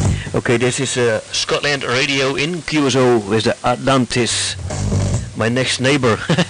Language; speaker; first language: English; non-native, fluent; Dutch